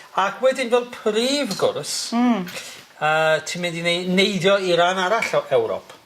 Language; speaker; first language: Welsh; native; Welsh